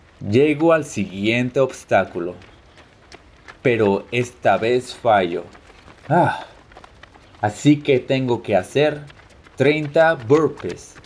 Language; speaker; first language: Spanish; early bilingual, heritage; Spanish